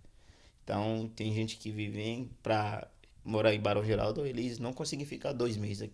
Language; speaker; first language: Portuguese; non-native, fluent; Haitian Creole